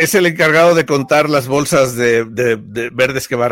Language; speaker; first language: Spanish; native; Spanish